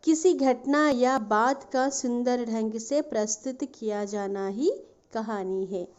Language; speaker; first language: Hindi; non-native, local second language; Telugu